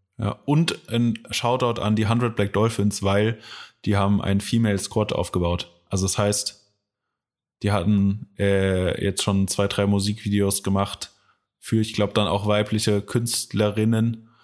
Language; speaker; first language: German; native; German